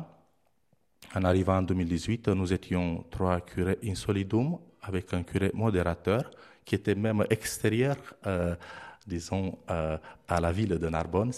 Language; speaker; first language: French; non-native, fluent; Romanian